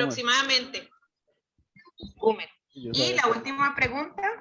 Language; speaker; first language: Spanish; native; Spanish